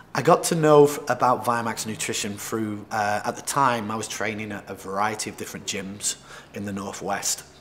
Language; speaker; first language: English; native; English